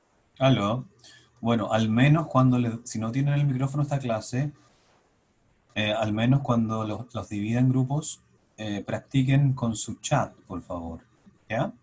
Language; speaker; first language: Spanish; native; Spanish